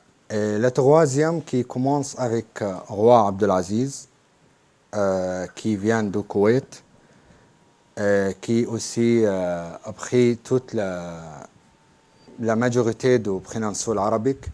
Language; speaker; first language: French; non-native, learner; Arabic